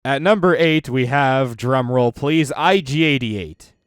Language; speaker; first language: English; native; English